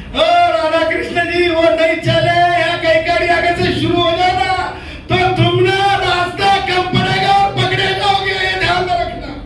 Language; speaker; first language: Hindi; non-native, local second language; Marathi